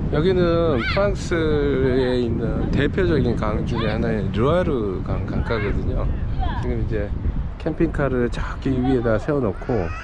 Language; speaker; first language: Korean; native; Korean